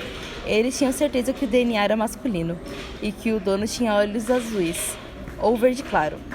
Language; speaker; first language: Portuguese; native; Portuguese